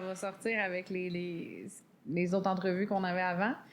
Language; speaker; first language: French; native; French